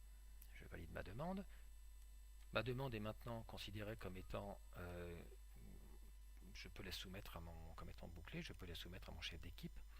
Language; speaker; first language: French; native; French